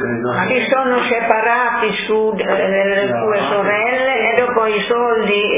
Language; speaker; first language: Italian; non-native, local second language; Slovenian